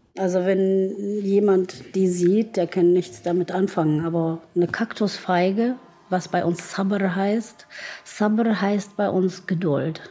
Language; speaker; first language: German; non-native, fluent; Arabic